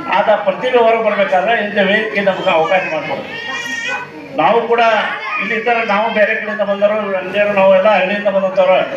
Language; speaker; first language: Kannada; native; Kannada